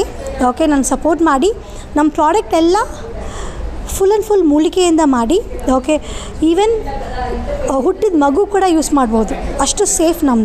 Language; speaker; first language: Kannada; non-native, local second language; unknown